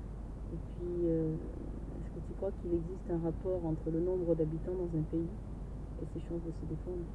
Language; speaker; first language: French; native; French